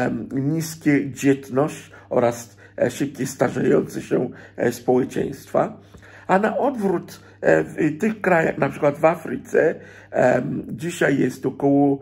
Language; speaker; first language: Polish; non-native, fluent; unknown